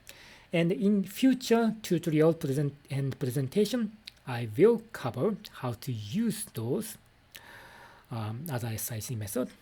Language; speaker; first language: English; non-native, fluent; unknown